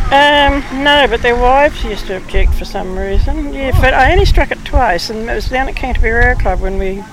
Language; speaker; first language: English; native; English